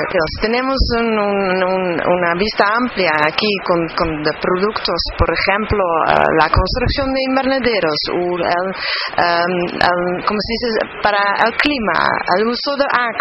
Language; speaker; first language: Spanish; non-native, fluent; Dutch